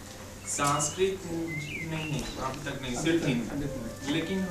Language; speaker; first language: Hindi; non-native, learner; Greek